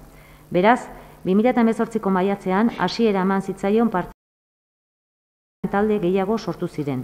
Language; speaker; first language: Basque; native; Basque